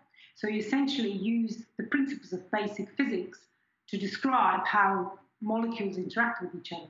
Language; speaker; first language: English; non-native, fluent; German